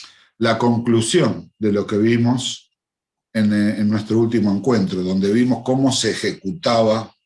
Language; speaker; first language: Spanish; native; Spanish